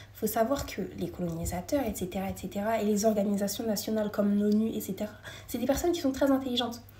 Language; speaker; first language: French; early bilingual, other home language; Wolof